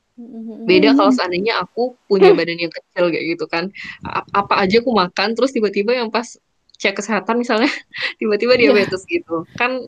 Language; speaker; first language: Indonesian; native; Indonesian